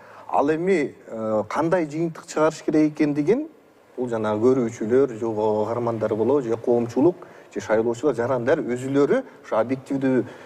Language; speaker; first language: Kyrgyz; native; Kyrgyz